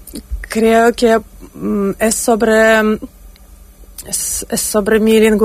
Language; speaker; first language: Spanish; non-native, learner; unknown